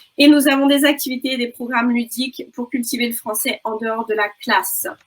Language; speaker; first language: French; native; French